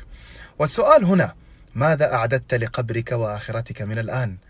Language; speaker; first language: Arabic; native; Arabic